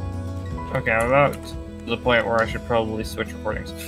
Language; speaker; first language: English; native; English